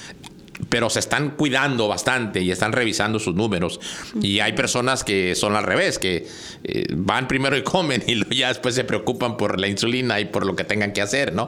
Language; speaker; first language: Spanish; native; Spanish